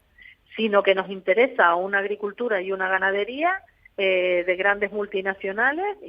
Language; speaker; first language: Spanish; native; Spanish